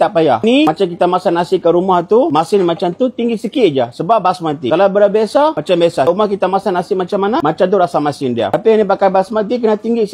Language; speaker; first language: Malay; native; Malay